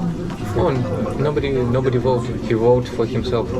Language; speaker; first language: English; non-native, fluent; Russian